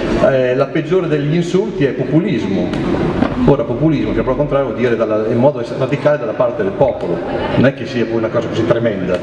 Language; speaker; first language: Italian; native; Italian